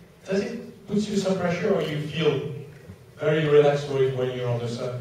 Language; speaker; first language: English; non-native, learner; French